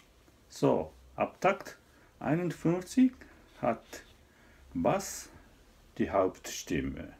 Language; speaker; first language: German; non-native, fluent; Japanese